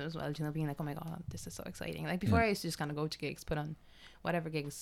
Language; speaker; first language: English; non-native, fluent; Polish